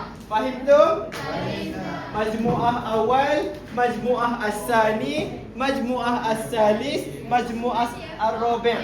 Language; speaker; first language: Arabic; non-native, learner; Malay